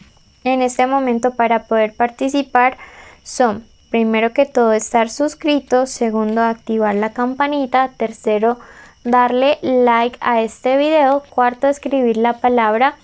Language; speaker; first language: Spanish; native; Spanish